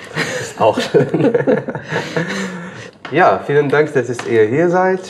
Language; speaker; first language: German; native; German